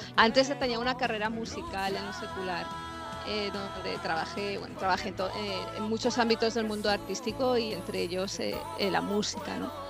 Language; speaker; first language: Spanish; native; Spanish